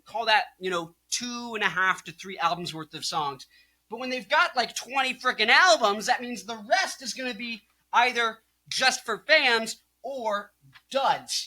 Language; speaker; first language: English; native; English